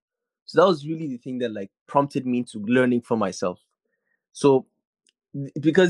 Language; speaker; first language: English; non-native, local second language; Hausa